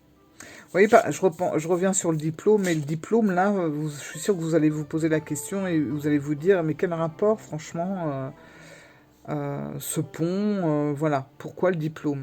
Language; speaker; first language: French; native; French